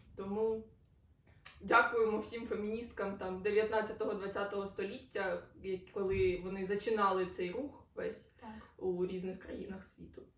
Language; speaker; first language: Ukrainian; non-native, local second language; Russian